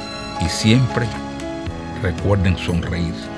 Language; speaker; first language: Spanish; native; Spanish